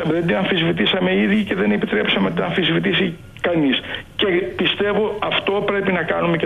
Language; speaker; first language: Greek; native; Greek